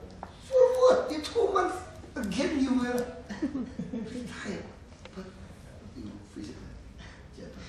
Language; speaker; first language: English; non-native, learner; Indonesian